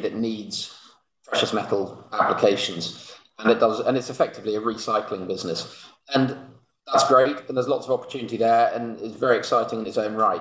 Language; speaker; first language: English; native; English